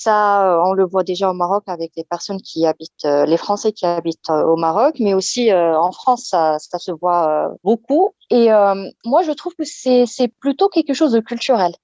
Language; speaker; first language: French; non-native, local second language; Arabic